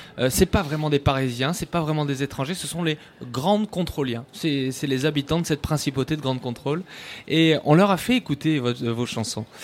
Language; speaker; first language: French; native; French